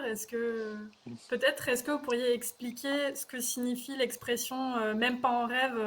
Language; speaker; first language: French; native; French